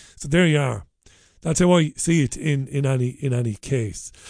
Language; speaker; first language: English; native; English